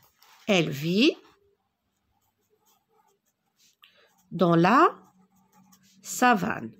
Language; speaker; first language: French; non-native, local second language; Arabic